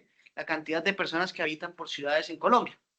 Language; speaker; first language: Spanish; native; Spanish